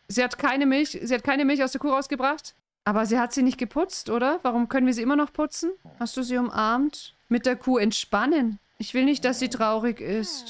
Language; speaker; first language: German; native; German